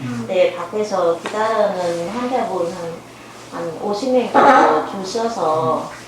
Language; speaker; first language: Korean; non-native, learner; Vietnamese